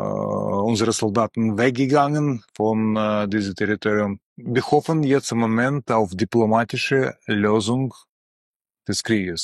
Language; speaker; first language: German; non-native, learner; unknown